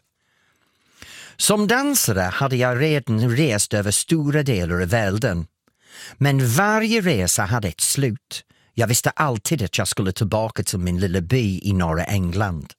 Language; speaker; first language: Swedish; non-native, fluent; English